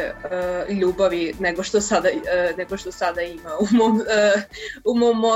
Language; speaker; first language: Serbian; early bilingual, heritage; English